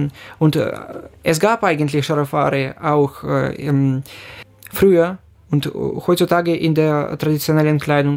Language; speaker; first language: German; non-native, fluent; Ukrainian